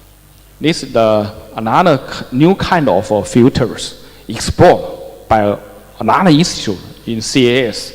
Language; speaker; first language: English; non-native, fluent; Chinese